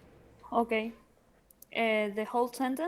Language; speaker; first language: English; non-native, learner; Spanish